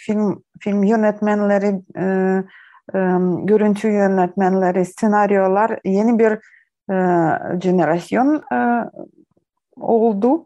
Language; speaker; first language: Turkish; non-native, learner; Ukrainian